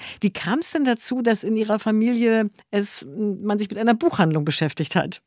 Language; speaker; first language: German; native; German